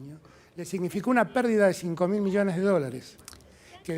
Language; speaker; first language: Spanish; native; Spanish